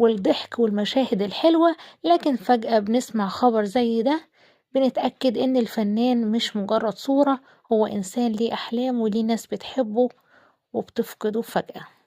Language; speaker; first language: Arabic; native; Arabic